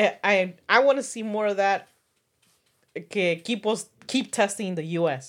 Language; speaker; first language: English; early bilingual, other home language; Spanish